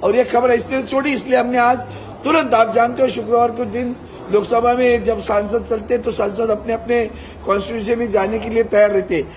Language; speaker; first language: Hindi; non-native, local second language; Marathi